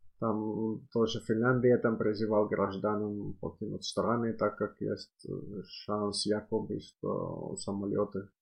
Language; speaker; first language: Russian; non-native, fluent; Finnish